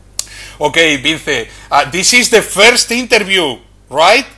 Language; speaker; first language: English; non-native, learner; Spanish